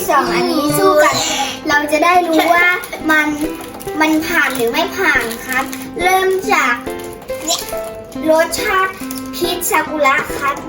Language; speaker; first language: Thai; native; Thai